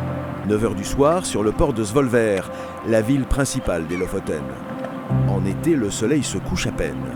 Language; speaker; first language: French; native; French